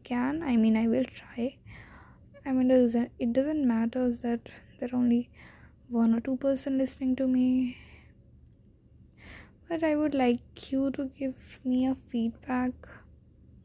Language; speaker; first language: English; non-native, local second language; Hindi